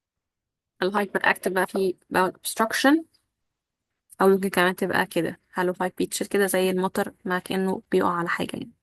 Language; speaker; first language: Arabic; native; Arabic